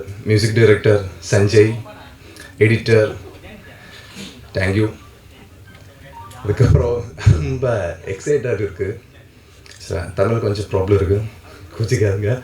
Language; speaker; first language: Tamil; non-native, learner; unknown